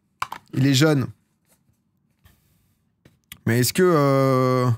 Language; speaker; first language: French; native; French